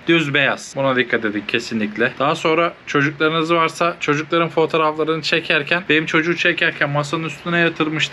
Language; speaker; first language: Turkish; native; Turkish